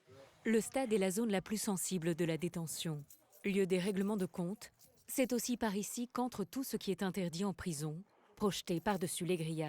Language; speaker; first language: French; native; French